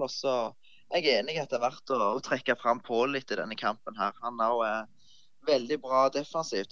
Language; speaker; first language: Norwegian; native; Norwegian